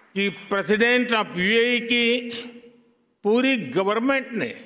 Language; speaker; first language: Hindi; non-native, local second language; Gujarati